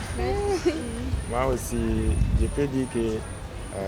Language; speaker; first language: French; non-native, learner; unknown